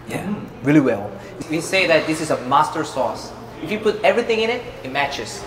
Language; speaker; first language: English; non-native, fluent; Korean